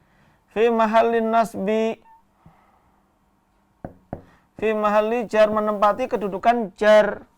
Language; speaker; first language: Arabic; non-native, fluent; Indonesian